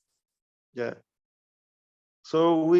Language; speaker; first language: English; non-native, learner; Portuguese